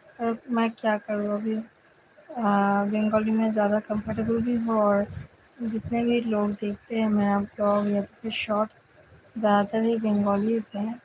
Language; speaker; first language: Hindi; non-native, local second language; Bangla